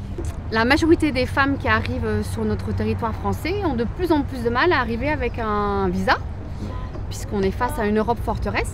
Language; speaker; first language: French; native; French